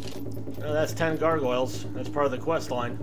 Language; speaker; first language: English; native; English